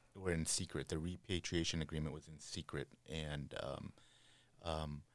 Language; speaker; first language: English; native; English